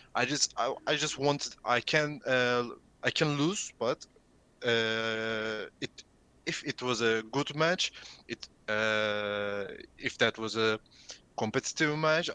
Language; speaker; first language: English; non-native, learner; Turkish